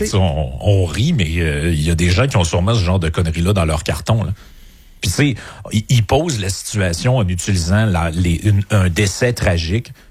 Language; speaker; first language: French; native; French